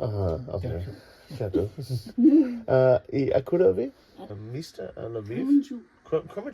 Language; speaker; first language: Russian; non-native, learner; English